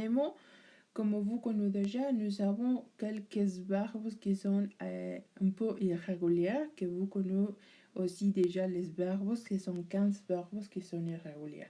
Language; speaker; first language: French; non-native, learner; Spanish